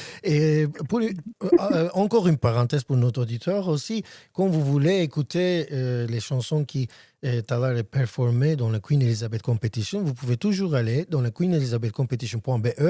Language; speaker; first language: French; non-native, learner; Armenian